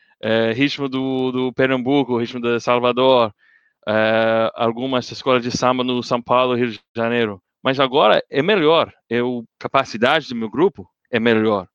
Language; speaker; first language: Portuguese; non-native, learner; English